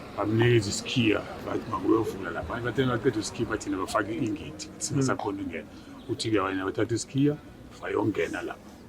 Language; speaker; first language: Zulu; native; Zulu